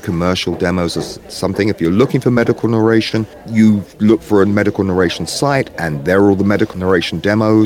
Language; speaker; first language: English; native; English